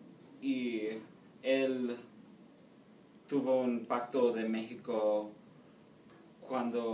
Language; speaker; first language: Spanish; non-native, learner; English